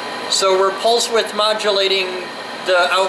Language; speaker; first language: English; native; English